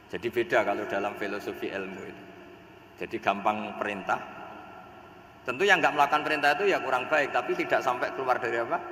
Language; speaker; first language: Indonesian; non-native, local second language; Javanese